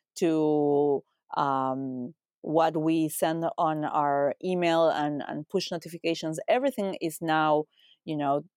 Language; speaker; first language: English; non-native, fluent; Spanish